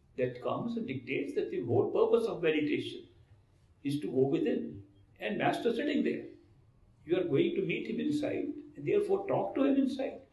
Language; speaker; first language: English; non-native, local second language; Hindi